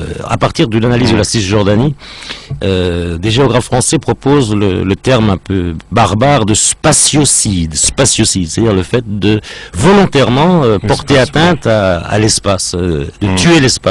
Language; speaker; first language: French; native; French